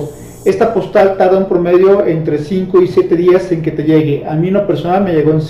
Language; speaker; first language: Spanish; native; Spanish